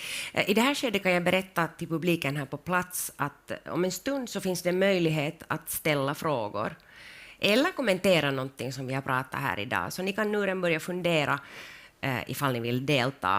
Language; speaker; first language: Swedish; native; Swedish